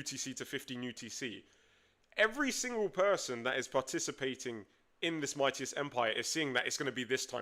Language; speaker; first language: English; native; English